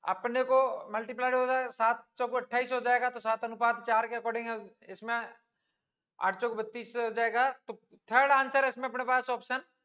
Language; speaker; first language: Hindi; native; Hindi